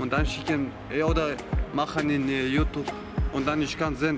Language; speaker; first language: German; non-native, learner; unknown